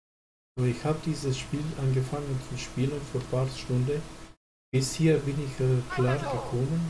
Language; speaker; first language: German; non-native, learner; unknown